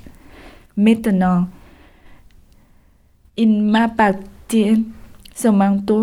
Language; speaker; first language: French; non-native, learner; Vietnamese